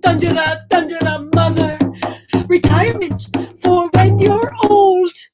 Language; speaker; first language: English; early bilingual, other home language; Arabic